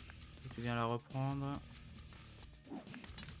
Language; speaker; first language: French; native; French